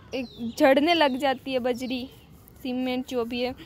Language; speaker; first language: Hindi; native; Hindi